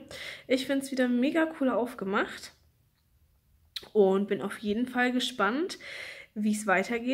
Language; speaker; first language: German; native; German